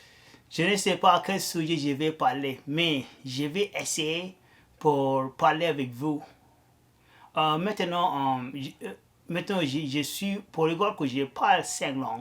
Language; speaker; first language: French; non-native, learner; Arabic